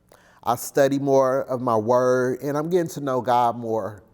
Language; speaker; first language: English; native; English